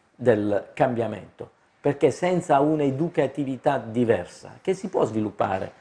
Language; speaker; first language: Italian; native; Italian